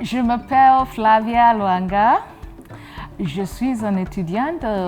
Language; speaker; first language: French; non-native, learner; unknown